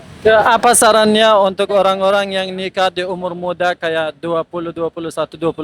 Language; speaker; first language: Indonesian; non-native, fluent; Persian